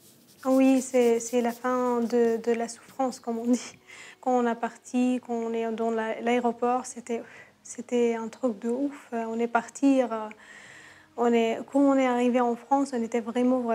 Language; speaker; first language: French; non-native, learner; Arabic